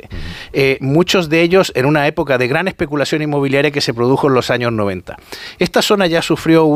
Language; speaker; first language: Spanish; native; Spanish